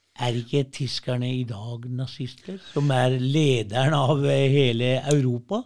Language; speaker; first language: Norwegian; early bilingual, other home language; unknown